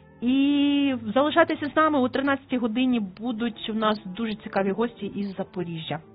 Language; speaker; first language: Ukrainian; native; Ukrainian